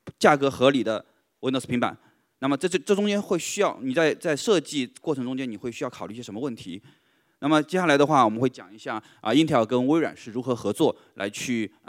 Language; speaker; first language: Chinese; native; Chinese